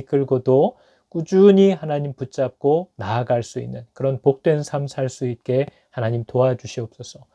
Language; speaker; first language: Korean; native; Korean